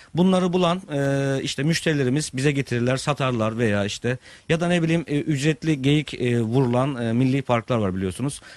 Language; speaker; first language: Turkish; native; Turkish